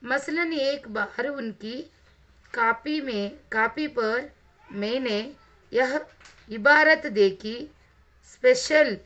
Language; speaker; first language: Hindi; non-native, local second language; Telugu